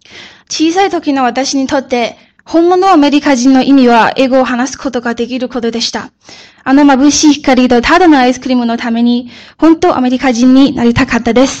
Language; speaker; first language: Japanese; early bilingual, other home language; Chinese